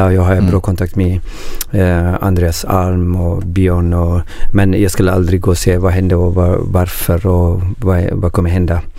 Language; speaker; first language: Swedish; non-native, learner; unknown